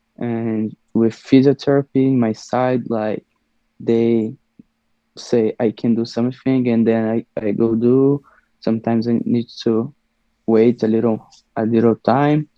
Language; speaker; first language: English; non-native, learner; Portuguese